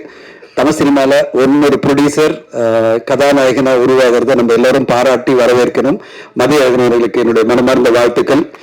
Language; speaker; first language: Tamil; native; Tamil